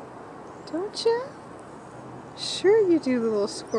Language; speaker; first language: English; native; English